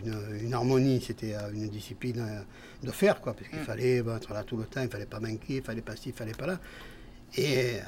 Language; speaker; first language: French; native; French